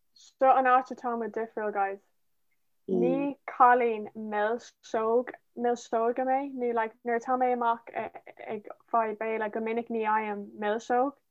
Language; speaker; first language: Irish; non-native, local second language; English